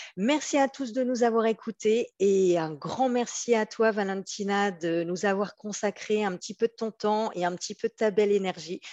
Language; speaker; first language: French; native; French